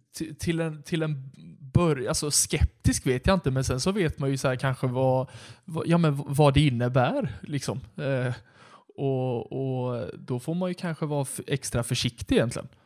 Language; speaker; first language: Swedish; native; Swedish